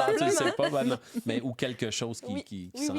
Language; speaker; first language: French; native; French